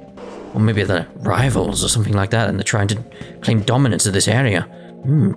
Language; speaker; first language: English; native; English